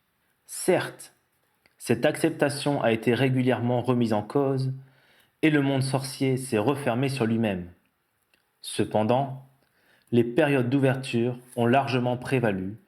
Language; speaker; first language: French; native; French